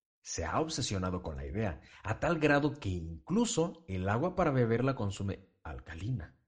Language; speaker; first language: Spanish; native; Spanish